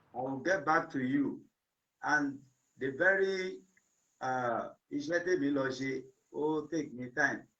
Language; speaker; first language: English; non-native, local second language; Yoruba